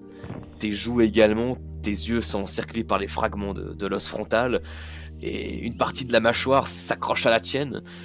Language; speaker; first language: French; native; French